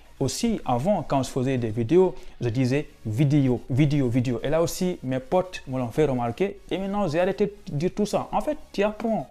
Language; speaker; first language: French; non-native, local second language; Wolof